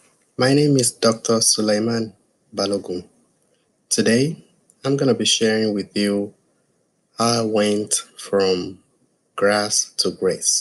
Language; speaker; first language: English; non-native, local second language; Yoruba